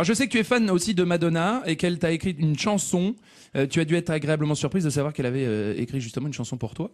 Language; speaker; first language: French; native; French